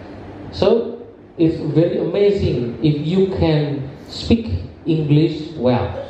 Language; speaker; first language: English; non-native, learner; Indonesian